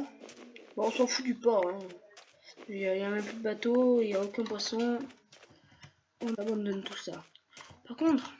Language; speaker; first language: French; native; French